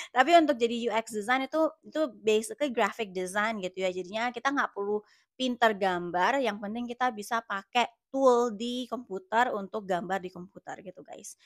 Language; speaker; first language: Indonesian; native; Indonesian